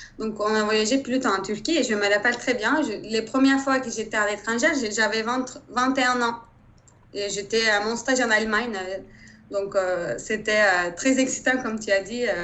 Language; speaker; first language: French; non-native, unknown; Turkish